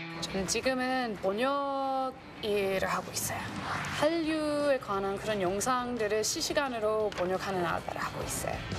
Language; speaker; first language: Korean; non-native, fluent; English